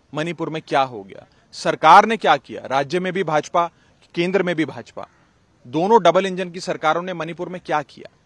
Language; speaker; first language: Hindi; native; Hindi